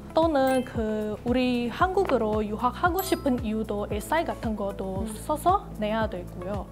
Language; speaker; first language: Korean; non-native, fluent; Indonesian